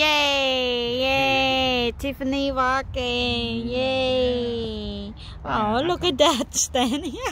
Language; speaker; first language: English; non-native, fluent; Vietnamese